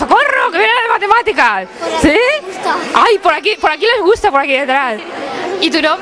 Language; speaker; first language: Spanish; native; Spanish